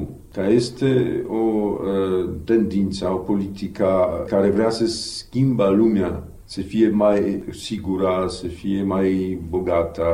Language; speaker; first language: Romanian; non-native, fluent; Polish